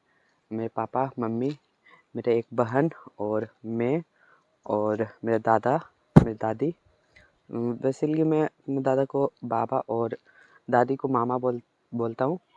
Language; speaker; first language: Hindi; non-native, local second language; Magahi